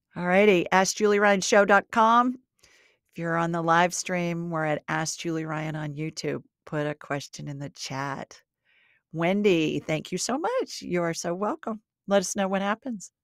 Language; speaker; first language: English; native; English